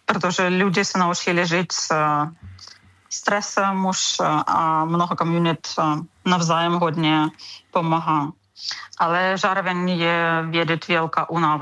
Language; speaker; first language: Czech; non-native, learner; Ukrainian